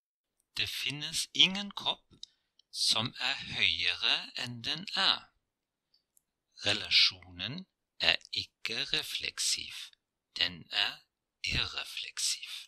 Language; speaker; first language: Norwegian; non-native, fluent; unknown